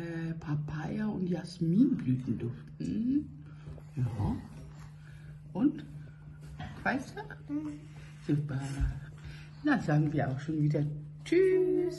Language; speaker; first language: German; native; German